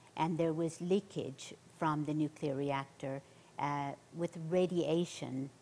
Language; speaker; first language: English; native; English